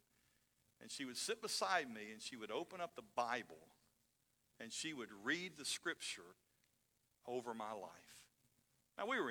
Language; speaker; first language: English; native; English